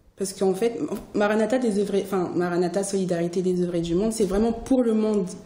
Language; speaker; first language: French; early bilingual, other home language; Haitian Creole